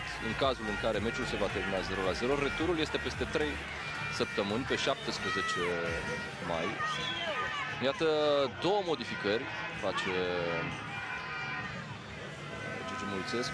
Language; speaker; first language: Romanian; native; Romanian